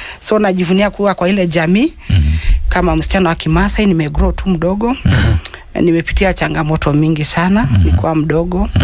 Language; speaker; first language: Swahili; non-native, local second language; Masai